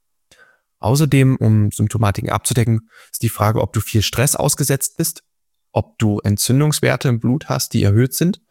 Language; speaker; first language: German; native; German